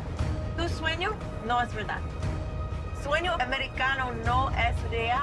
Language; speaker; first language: Spanish; non-native, learner; English